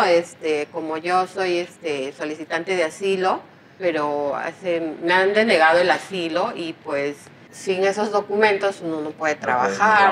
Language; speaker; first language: Spanish; native; Spanish